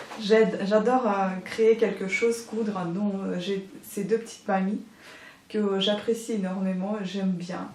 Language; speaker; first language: French; non-native, fluent; Ukrainian